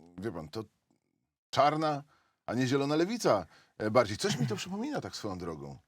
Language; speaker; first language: Polish; native; Polish